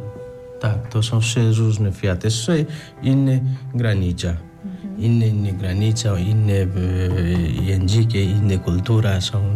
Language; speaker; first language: Polish; non-native, learner; Nepali